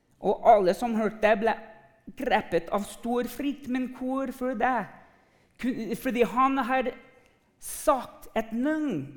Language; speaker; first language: Norwegian; non-native, fluent; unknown